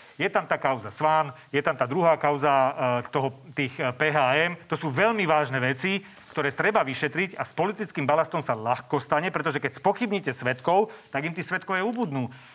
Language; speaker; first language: Slovak; native; Slovak